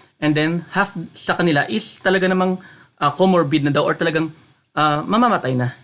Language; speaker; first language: Filipino; non-native, local second language; Hiligaynon